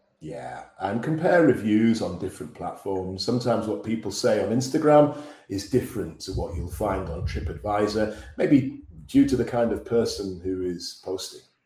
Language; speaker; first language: English; native; English